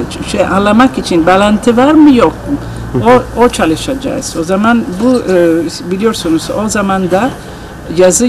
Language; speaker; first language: Turkish; non-native, learner; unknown